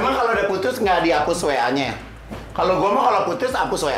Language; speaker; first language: Indonesian; native; Indonesian